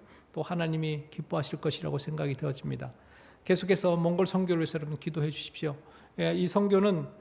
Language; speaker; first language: Korean; native; Korean